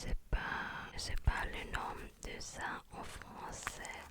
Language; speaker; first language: French; non-native, learner; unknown